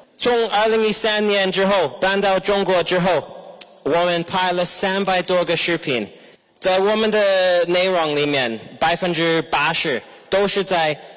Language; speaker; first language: Chinese; non-native, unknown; English